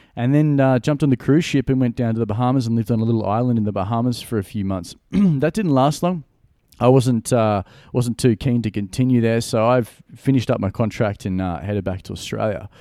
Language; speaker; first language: English; native; English